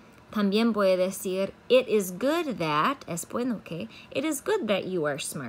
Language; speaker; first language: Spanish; non-native, fluent; English